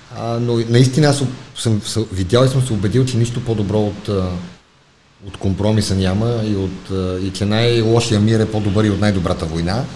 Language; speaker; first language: Bulgarian; native; Bulgarian